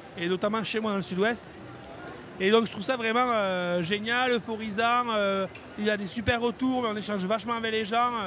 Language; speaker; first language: French; native; French